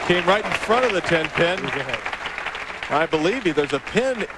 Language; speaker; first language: English; native; English